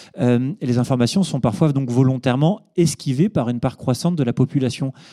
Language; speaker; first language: French; native; French